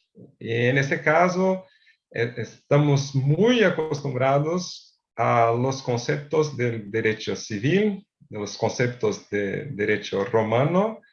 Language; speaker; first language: Spanish; non-native, fluent; Portuguese